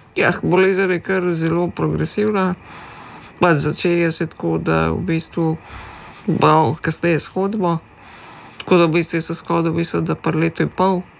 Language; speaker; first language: Slovenian; early bilingual, other home language; Macedonian